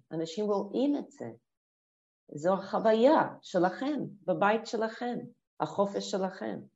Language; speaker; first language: Hebrew; non-native, fluent; English